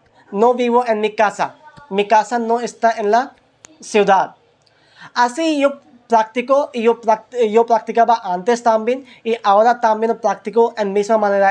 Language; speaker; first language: Spanish; non-native, learner; Hindi